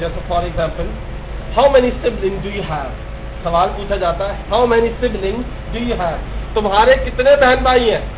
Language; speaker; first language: Urdu; native; Urdu